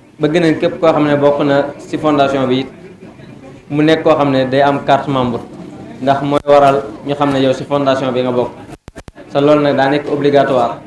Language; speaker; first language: Wolof; native; Wolof